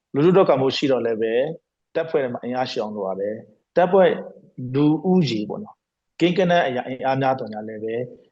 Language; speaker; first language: Burmese; non-native, local second language; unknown